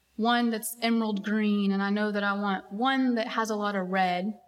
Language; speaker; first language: English; native; English